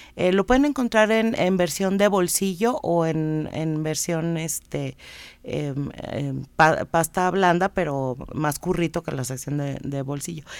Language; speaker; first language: Spanish; native; Spanish